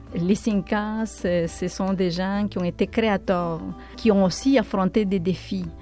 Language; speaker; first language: French; non-native, fluent; Spanish